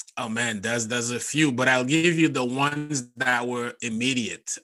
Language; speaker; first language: English; non-native, fluent; Haitian Creole